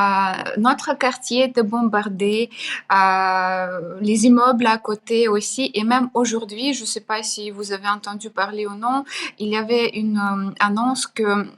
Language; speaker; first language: French; non-native, fluent; Ukrainian